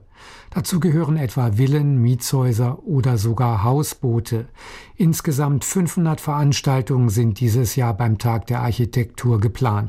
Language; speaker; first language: German; native; German